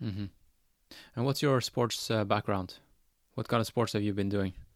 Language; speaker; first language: English; non-native, fluent; Norwegian